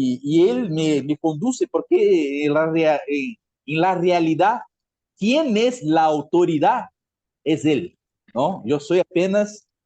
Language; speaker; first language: Spanish; non-native, fluent; Portuguese